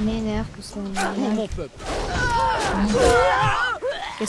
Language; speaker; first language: French; native; French